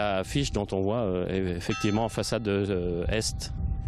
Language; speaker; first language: French; native; French